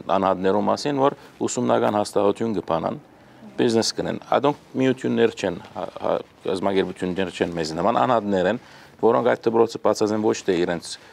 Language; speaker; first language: Armenian; early bilingual, heritage; Armenian